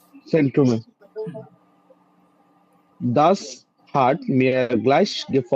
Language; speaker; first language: German; non-native, learner; Bangla